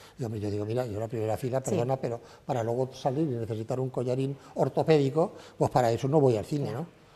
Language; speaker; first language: Spanish; native; Spanish